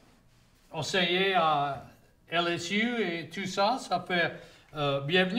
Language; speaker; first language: French; native; French